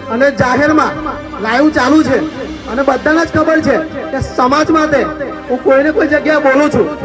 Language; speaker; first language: Gujarati; non-native, local second language; Vasavi